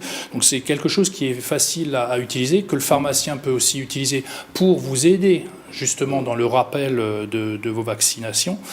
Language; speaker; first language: French; native; French